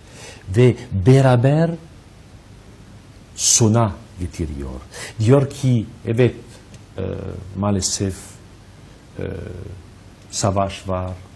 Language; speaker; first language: Turkish; non-native, learner; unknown